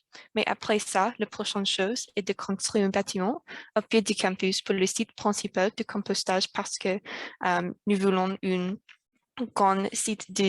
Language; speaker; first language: French; non-native, learner; English